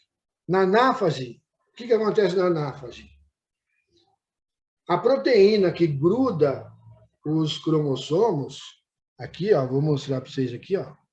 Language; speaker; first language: Portuguese; native; Portuguese